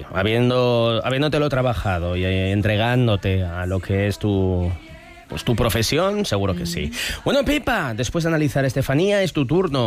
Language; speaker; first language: Spanish; native; Spanish